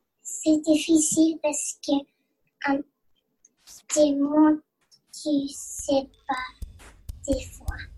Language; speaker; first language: French; non-native, learner; English